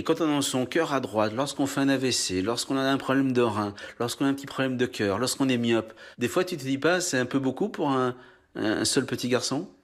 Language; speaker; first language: French; native; French